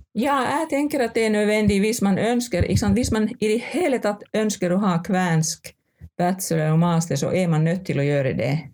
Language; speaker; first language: Norwegian; non-native, fluent; Finnish